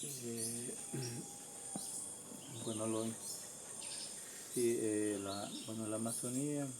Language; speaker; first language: Spanish; non-native, local second language; Quechua